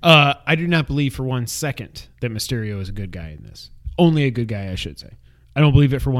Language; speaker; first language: English; native; English